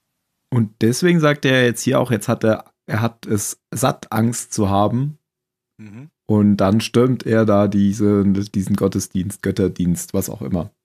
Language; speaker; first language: German; native; German